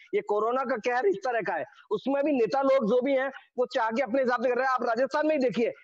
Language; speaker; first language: Hindi; native; Hindi